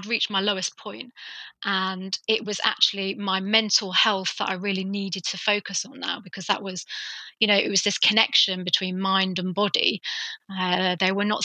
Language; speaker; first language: English; native; English